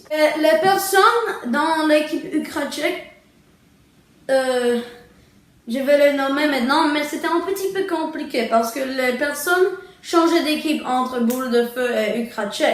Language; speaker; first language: French; early bilingual, other home language; Czech